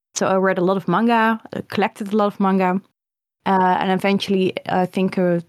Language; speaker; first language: English; early bilingual, other home language; Dutch